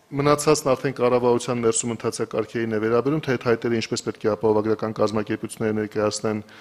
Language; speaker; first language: Armenian; native; Armenian